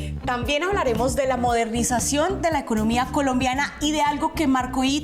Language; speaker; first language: Spanish; native; Spanish